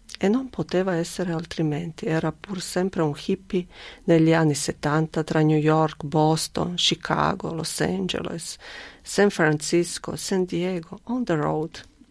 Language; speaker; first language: Italian; non-native, fluent; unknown